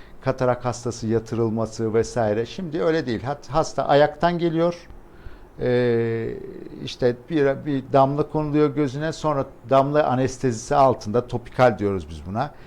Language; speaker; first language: Turkish; native; Turkish